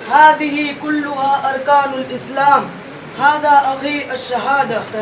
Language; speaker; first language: Arabic; non-native, learner; Urdu